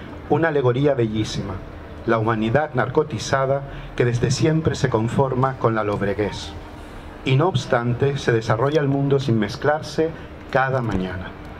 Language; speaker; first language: Spanish; native; Spanish